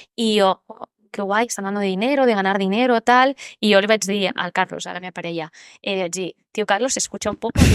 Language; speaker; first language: Spanish; native; Spanish